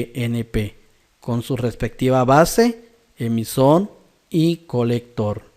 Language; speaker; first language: Spanish; native; Spanish